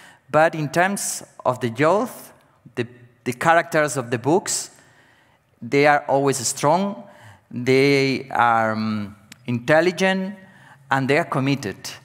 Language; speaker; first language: English; non-native, fluent; Catalan